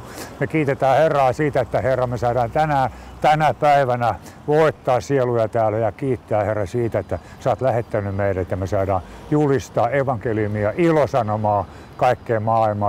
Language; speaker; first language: Finnish; native; Finnish